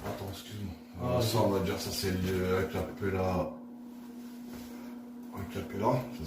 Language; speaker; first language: French; native; French